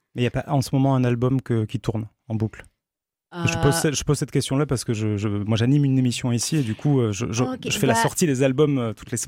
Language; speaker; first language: French; native; French